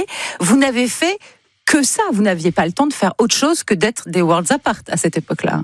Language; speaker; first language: French; native; French